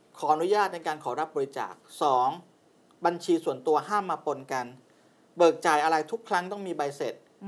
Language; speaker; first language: Thai; native; Thai